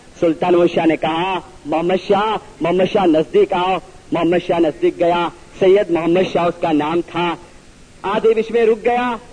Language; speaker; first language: Urdu; non-native, local second language; Gujarati